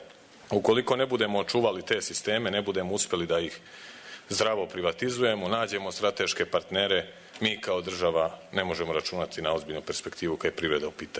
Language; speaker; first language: Serbian; native; Serbian